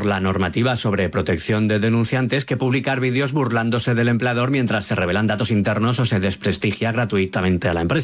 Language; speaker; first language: Spanish; native; Spanish